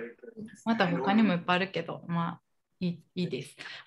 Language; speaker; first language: Japanese; native; Japanese